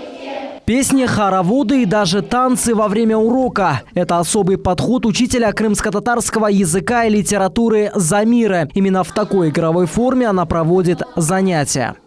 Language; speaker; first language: Russian; native; Russian